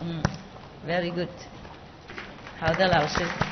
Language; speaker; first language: Chinese; non-native, fluent; Vietnamese